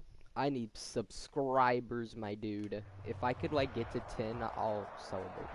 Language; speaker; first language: English; native; English